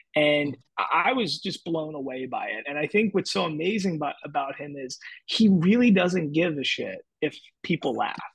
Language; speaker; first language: English; native; English